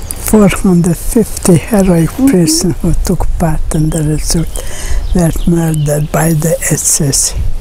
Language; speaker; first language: English; non-native, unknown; Hungarian